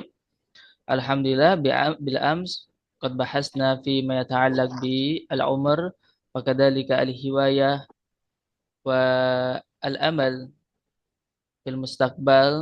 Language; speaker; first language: Arabic; non-native, fluent; Indonesian